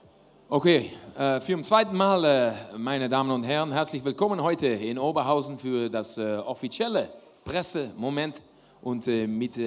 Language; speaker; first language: German; non-native, learner; Dutch